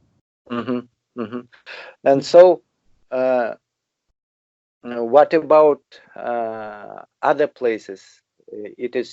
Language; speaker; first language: English; non-native, learner; Russian